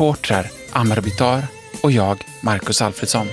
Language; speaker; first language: Swedish; native; Swedish